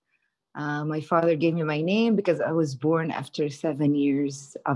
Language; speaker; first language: English; non-native, fluent; Hebrew